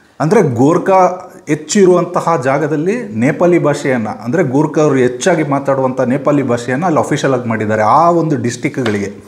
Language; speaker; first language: Kannada; non-native, local second language; Kodava